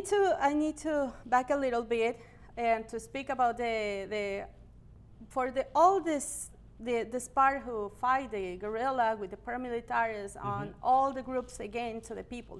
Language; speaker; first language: English; non-native, learner; Spanish